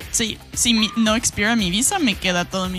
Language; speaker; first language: Spanish; non-native, fluent; English